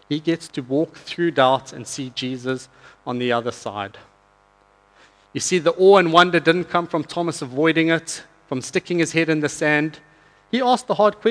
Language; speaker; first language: English; native; English